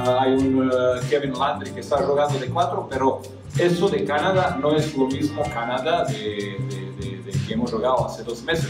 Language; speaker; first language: Spanish; non-native, fluent; Croatian